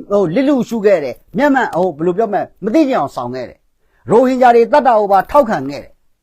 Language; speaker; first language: Burmese; non-native, local second language; Kachin